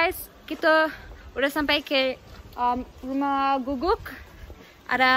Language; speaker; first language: Indonesian; non-native, learner; English